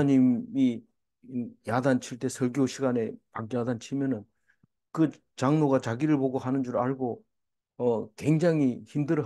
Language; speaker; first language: Korean; native; Korean